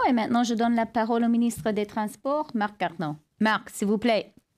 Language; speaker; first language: French; non-native, fluent; English